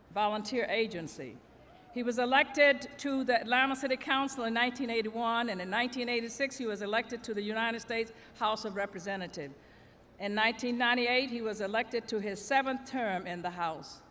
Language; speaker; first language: English; native; English